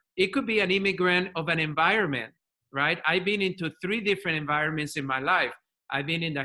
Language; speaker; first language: English; non-native, fluent; Spanish